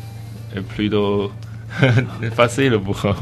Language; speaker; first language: French; non-native, learner; Chinese